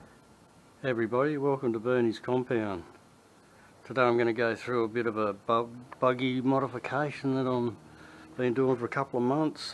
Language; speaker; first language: English; native; English